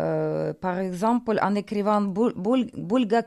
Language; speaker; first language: French; non-native, fluent; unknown